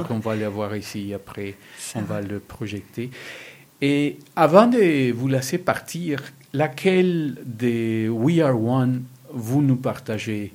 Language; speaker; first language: French; non-native, learner; Spanish